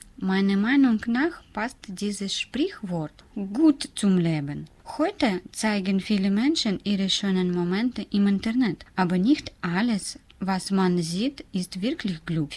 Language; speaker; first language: German; non-native, learner; Russian